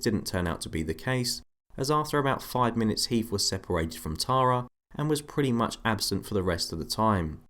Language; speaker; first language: English; native; English